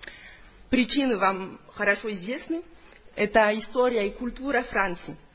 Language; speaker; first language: Russian; non-native, fluent; French